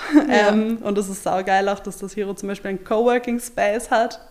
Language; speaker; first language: German; native; German